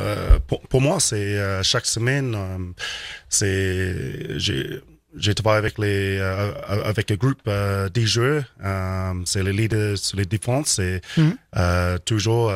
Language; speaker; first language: French; non-native, learner; English